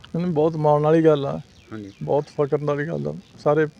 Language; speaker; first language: Punjabi; early bilingual, heritage; Norwegian